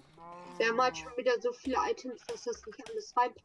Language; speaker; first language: German; native; German